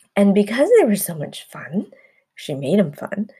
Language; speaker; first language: English; early bilingual, other home language; Spanish